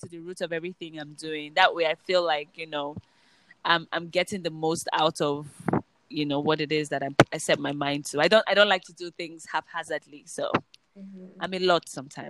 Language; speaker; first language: English; non-native, local second language; Igbo